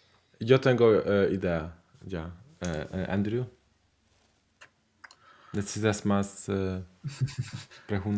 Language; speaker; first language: Spanish; non-native, fluent; Polish